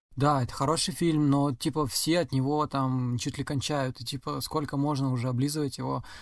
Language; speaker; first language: Russian; native; Russian